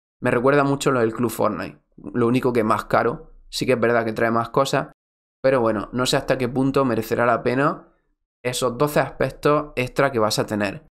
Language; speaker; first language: Spanish; native; Spanish